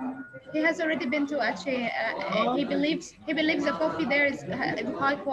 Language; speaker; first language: English; non-native, fluent; Arabic